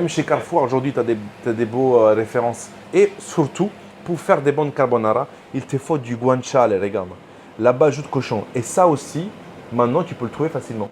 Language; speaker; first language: French; non-native, fluent; Italian